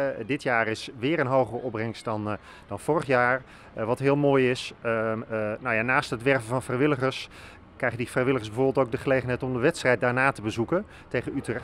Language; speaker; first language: Dutch; native; Dutch